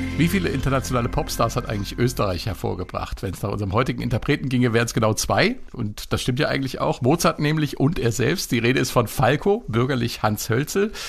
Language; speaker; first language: German; native; German